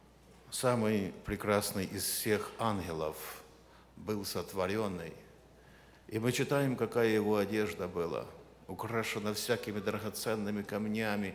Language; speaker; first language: Russian; non-native, local second language; Ukrainian